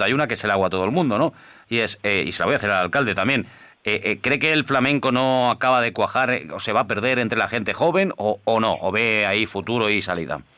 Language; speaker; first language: Spanish; native; Spanish